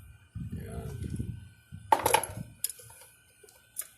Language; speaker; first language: English; non-native, local second language; Filipino